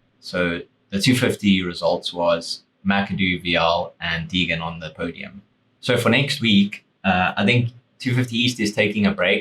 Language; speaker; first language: English; native; English